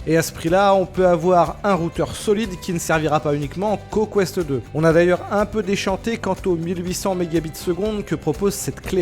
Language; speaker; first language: French; native; French